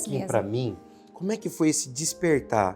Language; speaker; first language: Portuguese; native; Portuguese